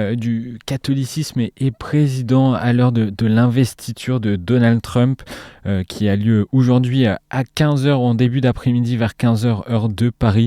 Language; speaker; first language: French; native; French